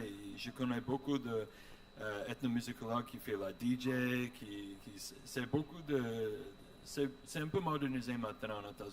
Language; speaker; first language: French; non-native, learner; English